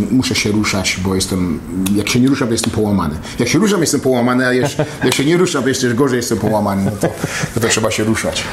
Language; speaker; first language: Polish; native; Polish